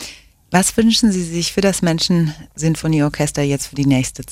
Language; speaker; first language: German; native; German